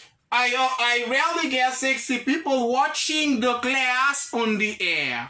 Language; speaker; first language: English; non-native, fluent; Haitian Creole